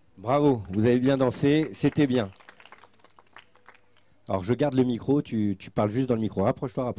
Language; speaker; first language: French; native; French